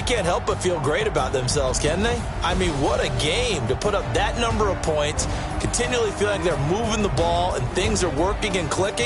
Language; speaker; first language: English; native; English